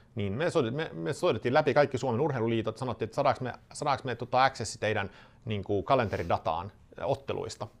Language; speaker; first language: Finnish; non-native, fluent; Swedish